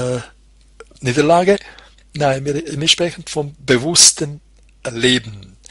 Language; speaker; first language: German; non-native, fluent; Croatian